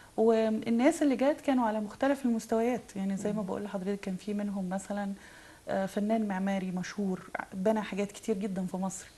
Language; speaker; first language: Arabic; native; Arabic